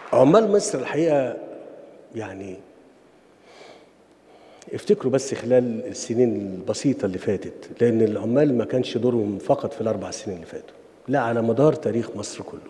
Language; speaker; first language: Arabic; native; Arabic